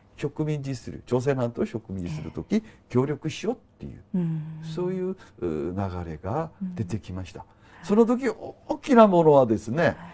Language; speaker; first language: Japanese; non-native, fluent; Korean